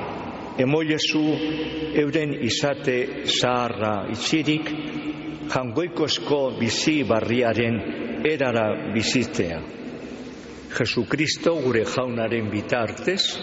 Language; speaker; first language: Basque; native; Basque